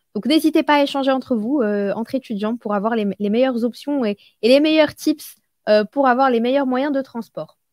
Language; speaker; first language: French; non-native, local second language; Arabic